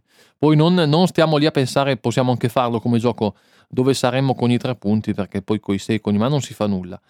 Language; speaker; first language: Italian; native; Italian